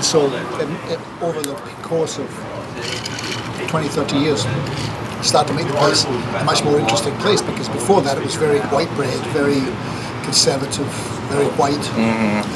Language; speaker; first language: English; native; English